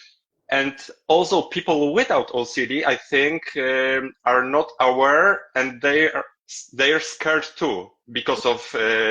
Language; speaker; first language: English; non-native, learner; Polish